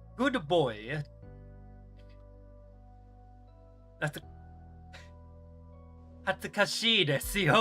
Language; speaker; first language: Japanese; non-native, learner; English